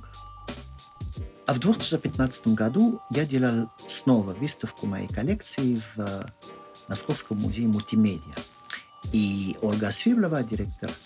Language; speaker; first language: Russian; non-native, fluent; French